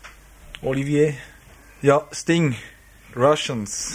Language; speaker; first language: German; native; German